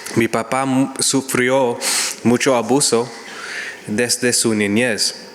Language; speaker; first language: Spanish; non-native, learner; English